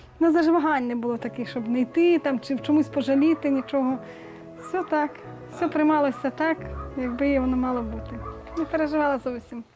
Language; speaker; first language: Ukrainian; native; Ukrainian